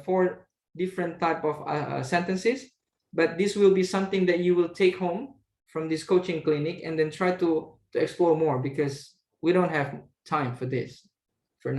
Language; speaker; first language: English; non-native, fluent; Indonesian